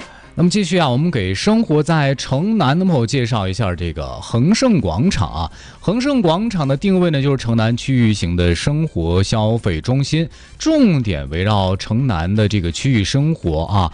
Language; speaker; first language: Chinese; native; Chinese